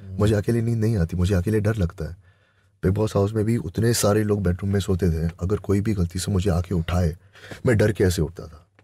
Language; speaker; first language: Hindi; native; Hindi